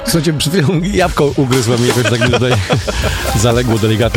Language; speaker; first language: Polish; native; Polish